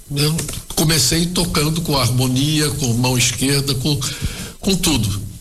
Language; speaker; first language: Portuguese; early bilingual, other home language; German